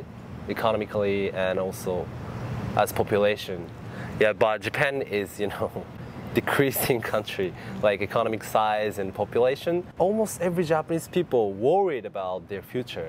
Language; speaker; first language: English; non-native, fluent; Japanese